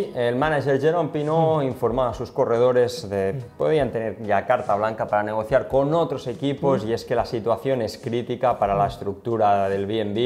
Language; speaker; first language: Spanish; native; Spanish